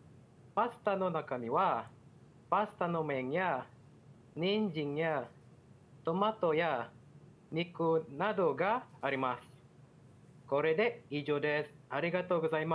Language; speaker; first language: Japanese; non-native, learner; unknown